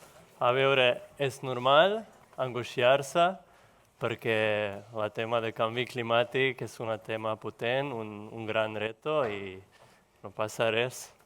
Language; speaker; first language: Catalan; non-native, local second language; Spanish